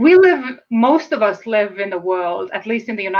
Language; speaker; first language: English; non-native, fluent; Estonian